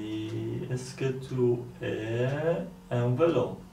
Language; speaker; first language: French; non-native, learner; Polish